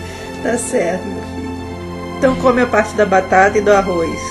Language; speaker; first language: Portuguese; native; Portuguese